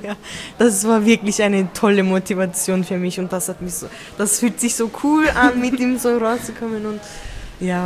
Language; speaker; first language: German; early bilingual, other home language; Turkish